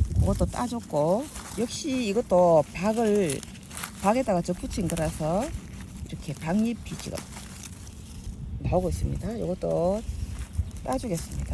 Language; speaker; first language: Korean; native; Korean